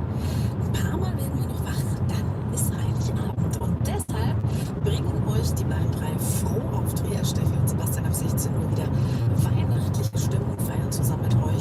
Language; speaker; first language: German; native; German